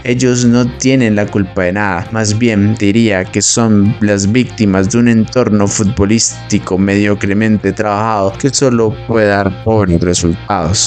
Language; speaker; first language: Spanish; native; Spanish